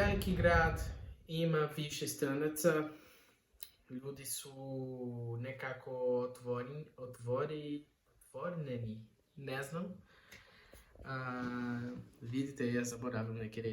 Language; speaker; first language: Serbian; non-native, learner; Portuguese